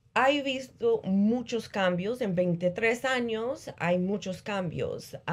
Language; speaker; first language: Spanish; early bilingual, heritage; Spanish